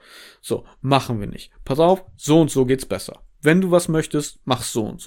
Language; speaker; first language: German; native; German